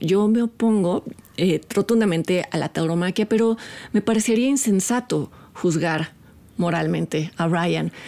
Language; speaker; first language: Spanish; native; Spanish